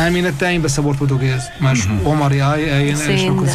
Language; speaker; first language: Portuguese; non-native, learner; Arabic